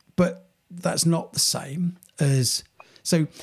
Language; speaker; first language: English; native; English